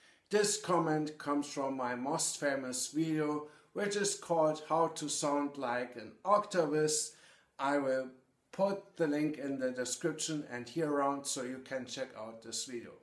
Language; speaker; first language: English; non-native, fluent; German